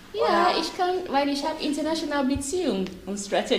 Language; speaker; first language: German; non-native, fluent; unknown